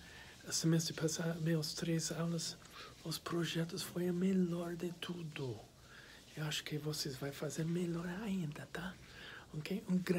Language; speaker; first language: Portuguese; non-native, fluent; English